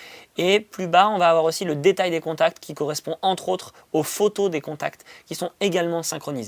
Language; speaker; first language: French; native; French